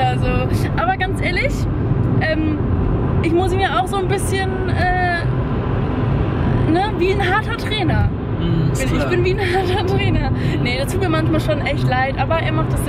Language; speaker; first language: German; native; German